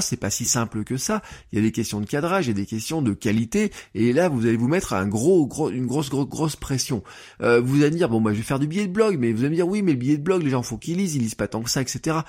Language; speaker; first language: French; native; French